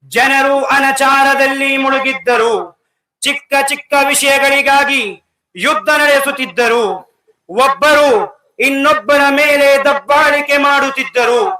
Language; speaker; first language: Kannada; non-native, local second language; Urdu